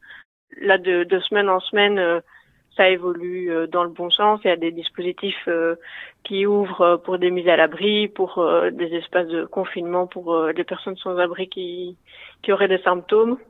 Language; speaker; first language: French; native; French